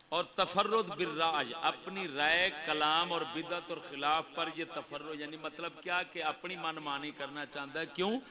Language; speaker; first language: Urdu; non-native, local second language; Punjabi